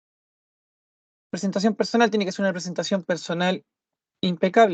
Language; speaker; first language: Spanish; native; Spanish